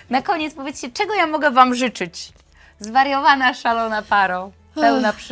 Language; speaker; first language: Polish; native; Polish